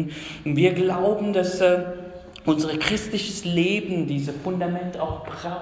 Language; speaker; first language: German; non-native, fluent; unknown